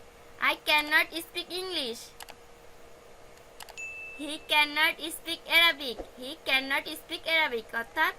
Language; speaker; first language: English; non-native, fluent; Bangla